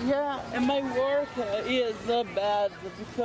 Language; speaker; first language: English; non-native, learner; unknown